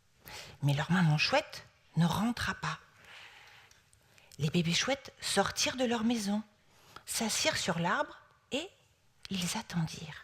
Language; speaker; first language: French; native; French